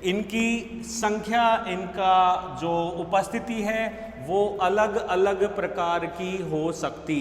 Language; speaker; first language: Hindi; native; Hindi